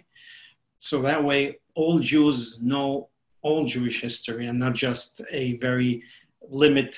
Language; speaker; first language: English; non-native, fluent; Spanish